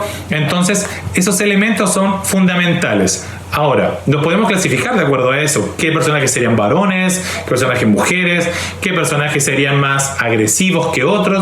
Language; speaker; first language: Spanish; native; Spanish